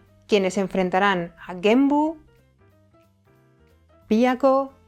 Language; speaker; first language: Spanish; native; Spanish